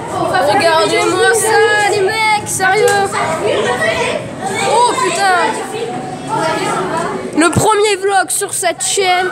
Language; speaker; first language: French; native; French